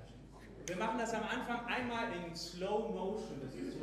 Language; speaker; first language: German; native; German